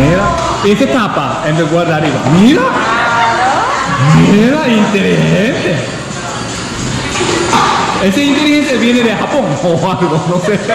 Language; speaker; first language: Spanish; non-native, learner; Japanese